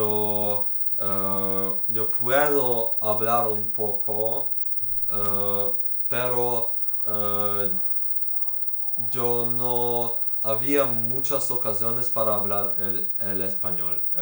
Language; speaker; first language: Spanish; non-native, learner; Ukrainian